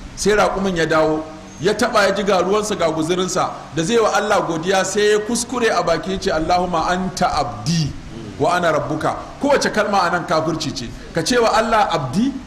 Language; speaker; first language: Hausa; native; Hausa